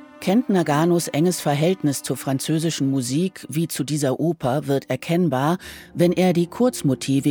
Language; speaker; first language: German; native; German